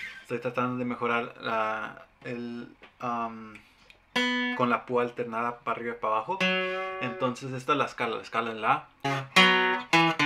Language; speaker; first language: Spanish; early bilingual, heritage; Spanish